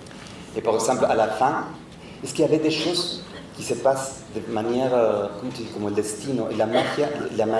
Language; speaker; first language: French; non-native, fluent; Spanish